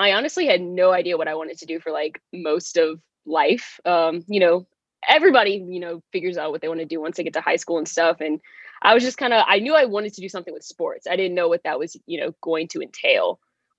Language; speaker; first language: English; native; English